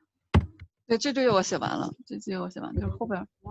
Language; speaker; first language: Chinese; native; Chinese